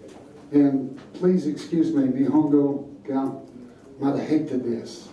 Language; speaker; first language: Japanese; non-native, learner; English